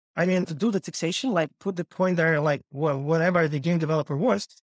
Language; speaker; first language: English; non-native, fluent; Ukrainian